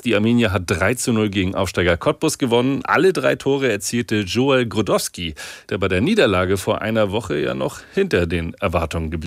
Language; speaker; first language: German; native; German